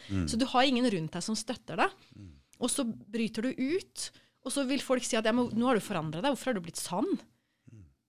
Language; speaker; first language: Norwegian; native; Norwegian